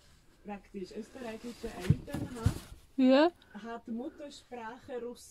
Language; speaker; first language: German; non-native, fluent; Czech